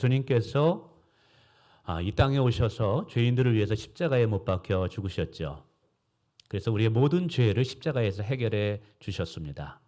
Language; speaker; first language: Korean; native; Korean